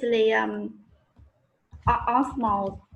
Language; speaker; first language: English; non-native, learner; Vietnamese